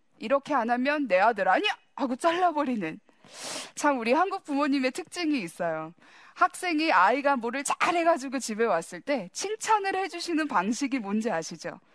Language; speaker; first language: Korean; early bilingual, heritage; Korean